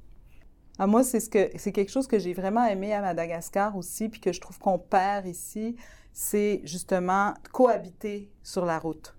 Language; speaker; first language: French; native; French